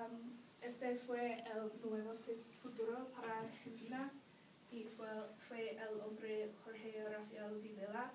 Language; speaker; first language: Spanish; non-native, learner; English